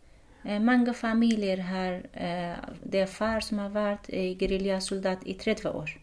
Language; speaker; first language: Norwegian; non-native, fluent; Kurdish